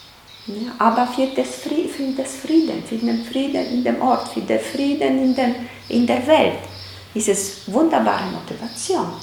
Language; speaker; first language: German; non-native, fluent; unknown